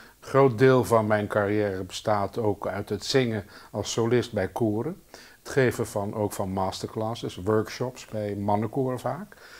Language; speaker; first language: Dutch; native; Dutch